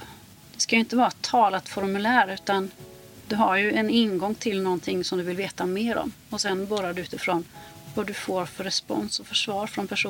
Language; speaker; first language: Swedish; native; Swedish